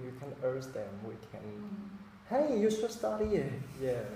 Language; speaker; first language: English; non-native, fluent; Vietnamese